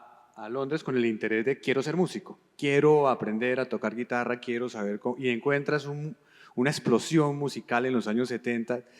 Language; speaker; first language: Spanish; native; Spanish